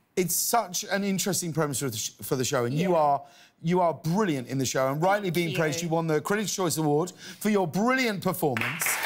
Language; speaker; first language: English; native; English